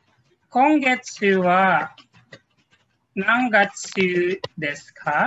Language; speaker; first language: Japanese; non-native, fluent; Filipino